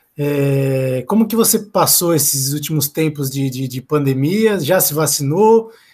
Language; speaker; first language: Portuguese; native; Portuguese